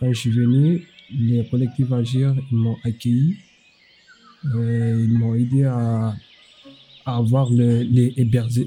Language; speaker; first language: French; non-native, learner; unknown